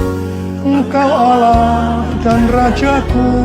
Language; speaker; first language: Indonesian; native; Indonesian